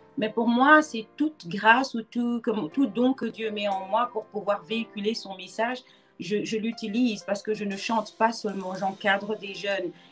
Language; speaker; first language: French; non-native, local second language; Lingala